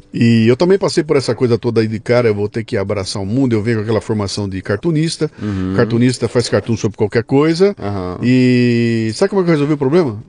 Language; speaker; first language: Portuguese; native; Portuguese